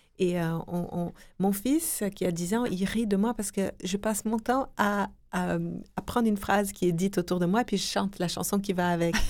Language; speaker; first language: French; non-native, fluent; Portuguese